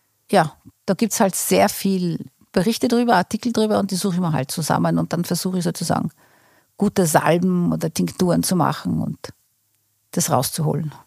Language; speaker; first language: German; non-native, fluent; Portuguese